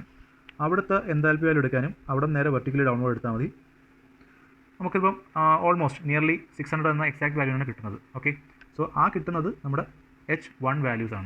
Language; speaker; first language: Malayalam; native; Malayalam